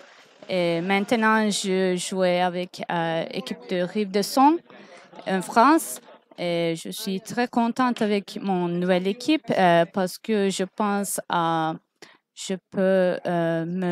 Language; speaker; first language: French; non-native, learner; Turkish